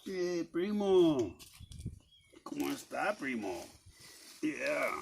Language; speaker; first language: Spanish; non-native, learner; English